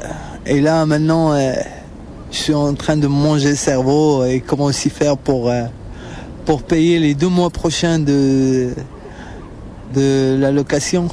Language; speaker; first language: French; non-native, local second language; Arabic